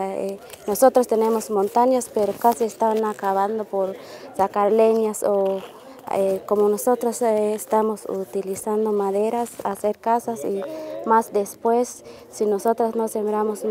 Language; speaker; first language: Spanish; non-native, local second language; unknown